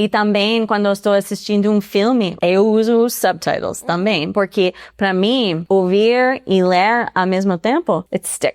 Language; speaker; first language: Portuguese; non-native, fluent; English